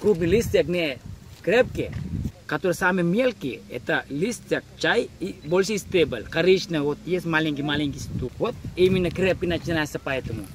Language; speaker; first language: Russian; non-native, learner; Sinhala